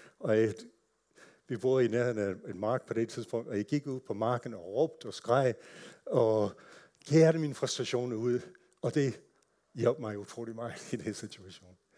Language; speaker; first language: Danish; non-native, fluent; English